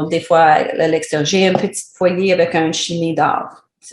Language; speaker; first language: French; non-native, learner; English